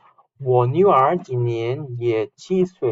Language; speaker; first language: Chinese; non-native, fluent; Uzbek